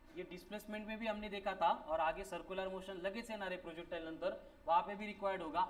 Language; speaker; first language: Hindi; non-native, local second language; Marathi